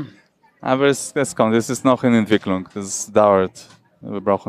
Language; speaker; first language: German; non-native, learner; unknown